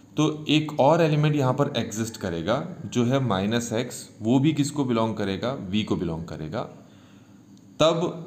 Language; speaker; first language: Hindi; native; Hindi